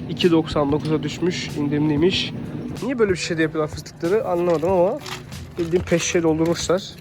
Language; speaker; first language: Turkish; native; Turkish